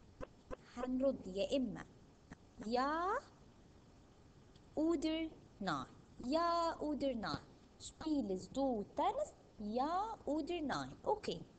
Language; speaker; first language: German; non-native, fluent; Arabic